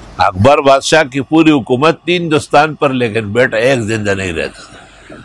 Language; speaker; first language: Urdu; non-native, local second language; Pashto